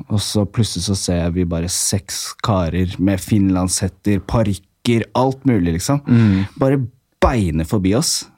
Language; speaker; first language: Norwegian; early bilingual, other home language; Amharic